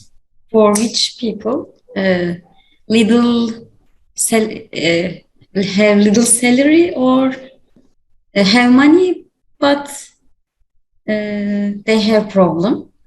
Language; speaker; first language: English; non-native, learner; Turkish